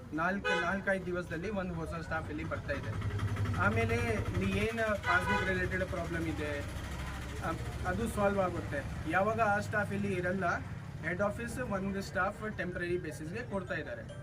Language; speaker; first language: Kannada; non-native, fluent; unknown